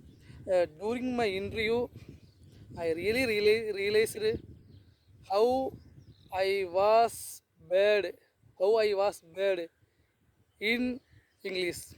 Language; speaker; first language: English; non-native, learner; Tamil